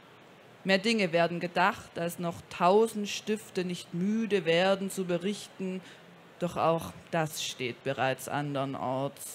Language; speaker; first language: German; native; German